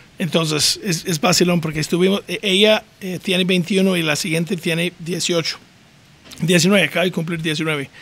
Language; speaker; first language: Spanish; non-native, fluent; English